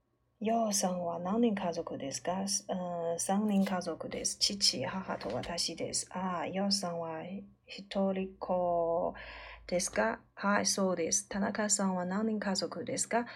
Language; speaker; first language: Japanese; non-native, learner; Chinese